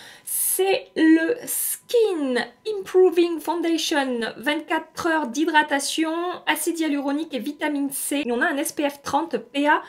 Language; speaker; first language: French; native; French